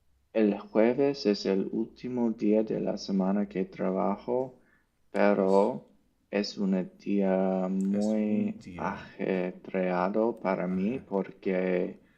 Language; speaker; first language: Spanish; non-native, learner; English